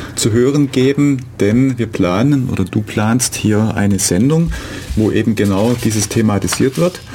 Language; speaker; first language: German; native; German